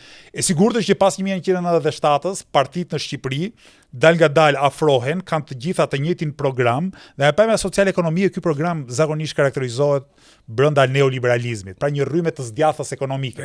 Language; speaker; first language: Albanian; native; Albanian